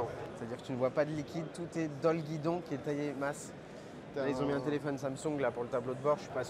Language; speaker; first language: French; native; French